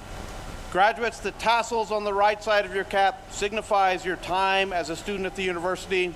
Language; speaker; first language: English; native; English